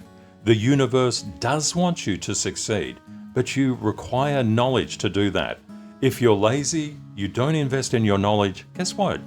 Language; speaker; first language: English; native; English